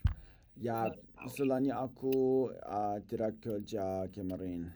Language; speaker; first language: Indonesian; non-native, learner; English